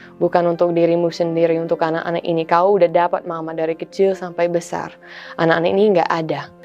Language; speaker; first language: Indonesian; non-native, fluent; English